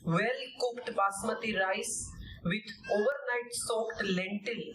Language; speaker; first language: English; non-native, local second language; Gujarati